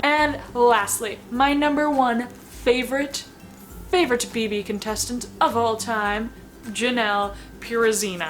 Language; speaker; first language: English; native; English